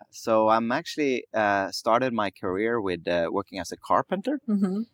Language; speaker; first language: English; early bilingual, other home language; Swedish